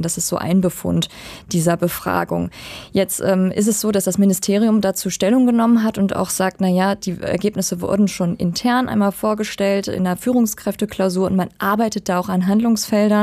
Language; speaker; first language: German; native; German